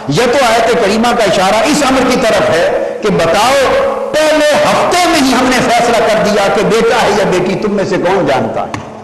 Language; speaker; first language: Urdu; non-native, local second language; Punjabi